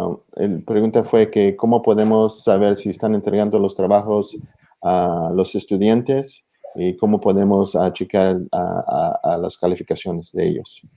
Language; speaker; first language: Spanish; early bilingual, heritage; English